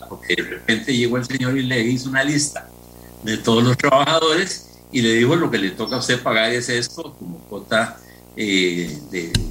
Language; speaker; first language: Spanish; native; Spanish